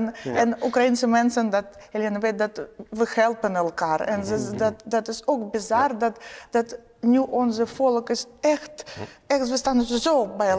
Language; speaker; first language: Dutch; non-native, learner; Ukrainian